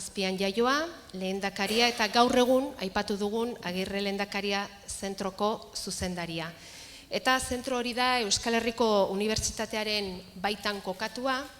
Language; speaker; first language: Basque; native; Basque